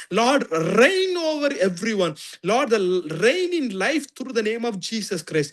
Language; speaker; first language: English; non-native, local second language; Tamil